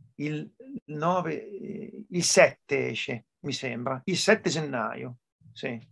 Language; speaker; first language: Italian; native; Italian